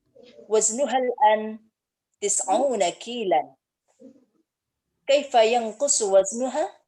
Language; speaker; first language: Arabic; non-native, learner; Indonesian